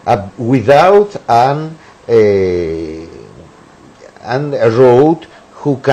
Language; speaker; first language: English; non-native, learner; Spanish